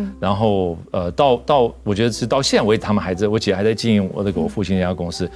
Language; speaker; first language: Chinese; non-native, fluent; English